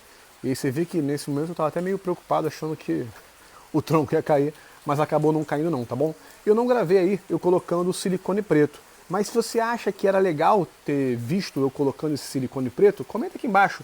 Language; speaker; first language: Portuguese; native; Portuguese